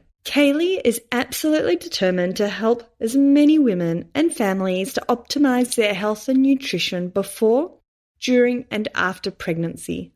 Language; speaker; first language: English; native; English